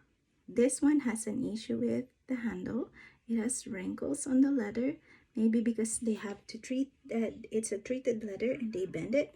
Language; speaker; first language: English; non-native, fluent; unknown